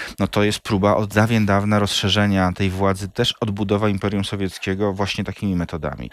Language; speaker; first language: Polish; native; Polish